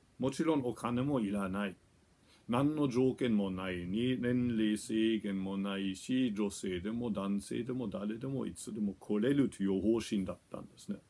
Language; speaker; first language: Japanese; non-native, fluent; German